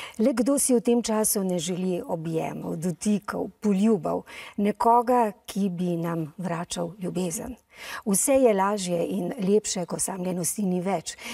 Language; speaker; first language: Slovenian; native; Slovenian